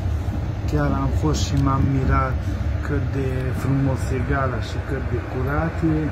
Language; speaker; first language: Romanian; non-native, local second language; Hungarian